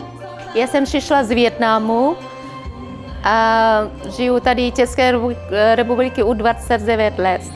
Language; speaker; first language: Czech; non-native, learner; Vietnamese